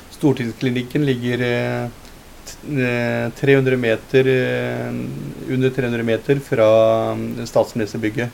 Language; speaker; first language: Norwegian; early bilingual, other home language; Punjabi